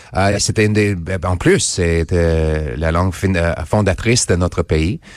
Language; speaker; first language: French; non-native, local second language; English